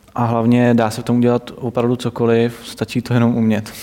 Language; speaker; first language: Czech; native; Czech